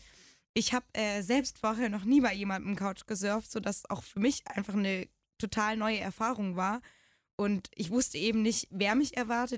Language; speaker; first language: German; native; German